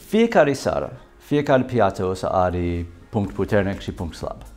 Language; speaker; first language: Romanian; non-native, learner; English